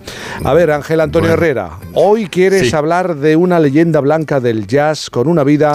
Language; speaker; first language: Spanish; native; Spanish